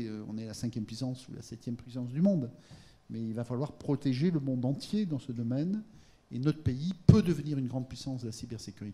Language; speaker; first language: French; native; French